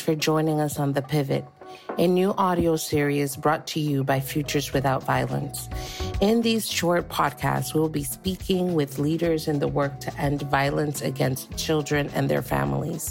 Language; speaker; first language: English; early bilingual, other home language; Spanish